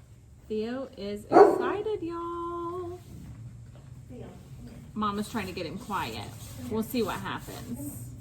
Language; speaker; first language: English; native; English